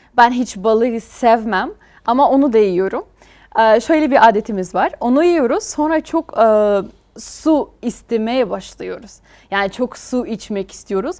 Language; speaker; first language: Turkish; non-native, fluent; Arabic